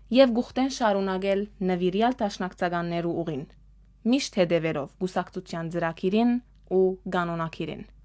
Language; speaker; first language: Armenian; early bilingual, heritage; Armenian